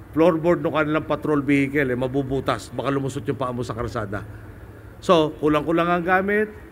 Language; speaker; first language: Filipino; native; Filipino